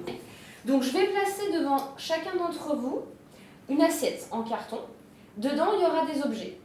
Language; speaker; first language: French; native; French